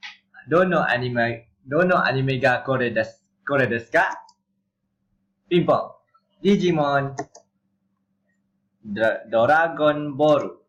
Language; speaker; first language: Japanese; non-native, learner; Malay